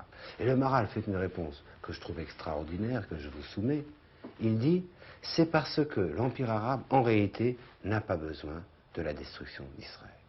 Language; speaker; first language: French; native; French